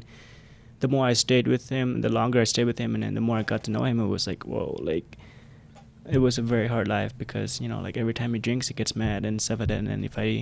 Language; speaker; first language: English; non-native, fluent; Khmer